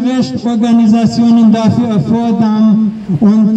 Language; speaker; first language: German; non-native, learner; Persian